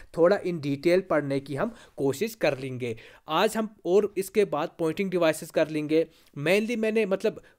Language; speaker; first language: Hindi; non-native, local second language; Kashmiri